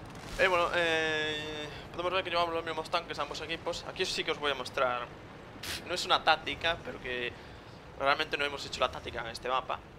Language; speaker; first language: Spanish; native; Spanish